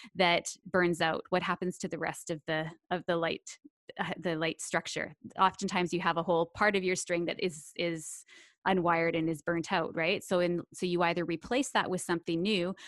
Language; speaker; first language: English; native; English